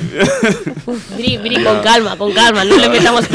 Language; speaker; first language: Spanish; native; Spanish